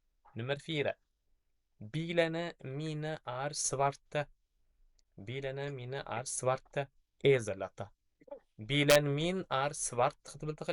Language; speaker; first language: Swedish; non-native, fluent; Tigrinya